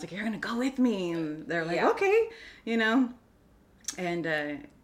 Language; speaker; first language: English; native; English